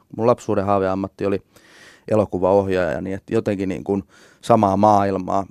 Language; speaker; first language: Finnish; native; Finnish